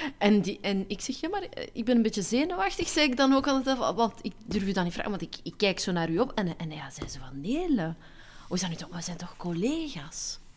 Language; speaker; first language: Dutch; native; Dutch